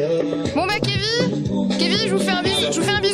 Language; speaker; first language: French; native; French